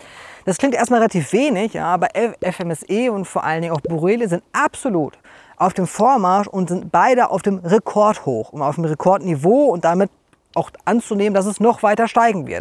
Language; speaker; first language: German; native; German